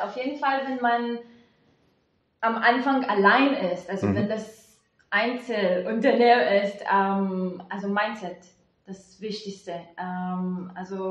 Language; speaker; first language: German; non-native, fluent; Hebrew